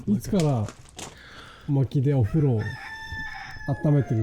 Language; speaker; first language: Japanese; native; Japanese